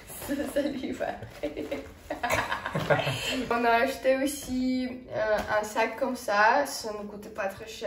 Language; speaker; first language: French; non-native, fluent; Estonian